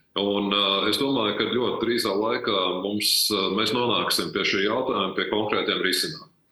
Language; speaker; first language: Latvian; native; Latvian